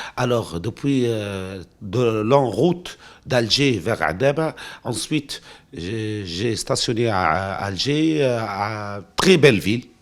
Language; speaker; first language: French; non-native, local second language; Arabic